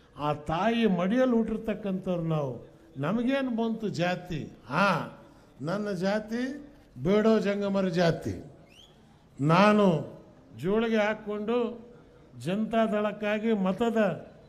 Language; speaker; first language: Kannada; non-native, local second language; Urdu